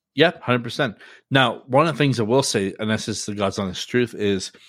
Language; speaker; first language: English; native; English